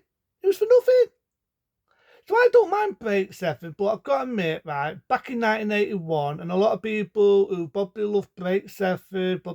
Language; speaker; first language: English; native; English